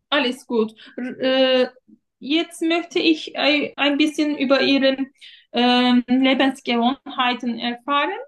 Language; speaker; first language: German; non-native, fluent; Turkish